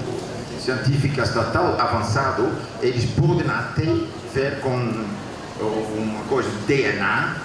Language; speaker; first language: Portuguese; non-native, fluent; Dutch